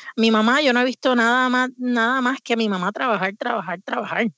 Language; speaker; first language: Spanish; native; Spanish